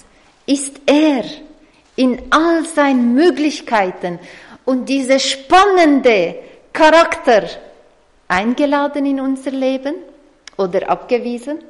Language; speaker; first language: German; non-native, fluent; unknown